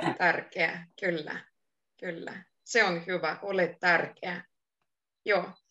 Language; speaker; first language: Finnish; non-native, fluent; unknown